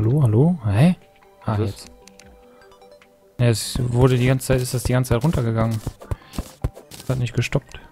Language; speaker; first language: German; native; German